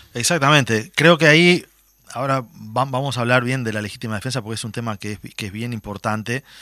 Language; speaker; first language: Spanish; native; Spanish